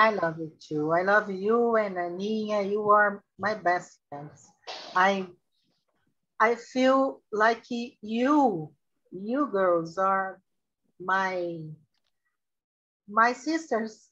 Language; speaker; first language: English; non-native, learner; Portuguese